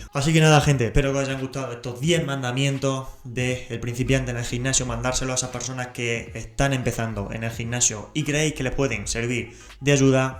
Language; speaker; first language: Spanish; native; Spanish